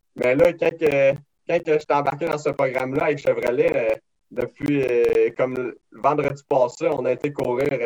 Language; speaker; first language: French; native; French